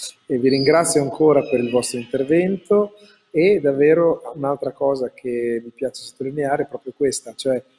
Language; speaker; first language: Italian; native; Italian